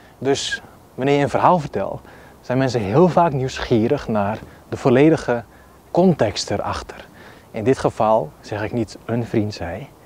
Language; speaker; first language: Dutch; early bilingual, other home language; Bosnian